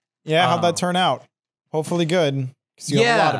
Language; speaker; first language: English; native; English